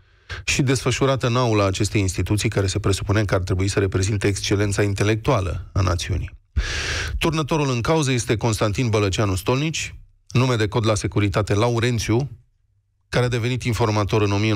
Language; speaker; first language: Romanian; native; Romanian